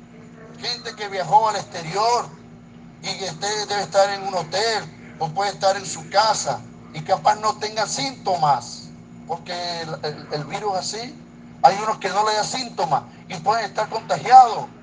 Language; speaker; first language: Spanish; native; Spanish